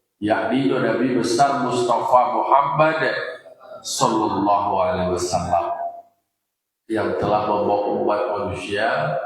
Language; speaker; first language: Indonesian; non-native, local second language; Minangkabau